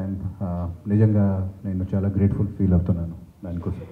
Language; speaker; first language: Telugu; non-native, fluent; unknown